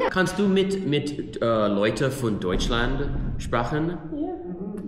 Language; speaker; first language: German; non-native, learner; English